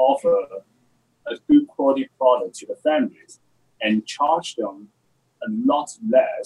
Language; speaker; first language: English; non-native, local second language; Cantonese